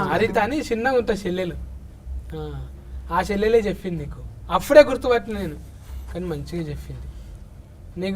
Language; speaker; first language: Telugu; native; Telugu